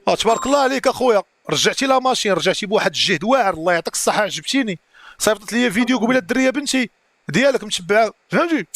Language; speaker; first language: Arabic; native; Arabic